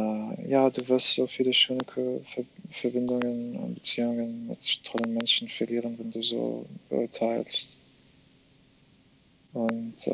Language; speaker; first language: German; non-native, fluent; Arabic